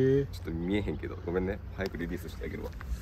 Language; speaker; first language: Japanese; native; Japanese